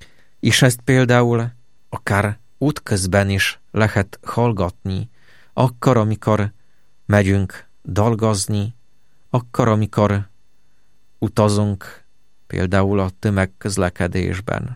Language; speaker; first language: Hungarian; non-native, fluent; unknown